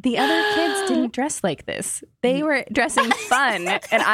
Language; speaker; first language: English; native; English